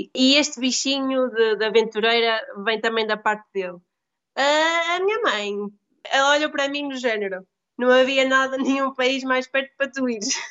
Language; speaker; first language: Portuguese; native; Portuguese